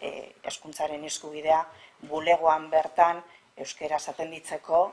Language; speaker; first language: Basque; native; Basque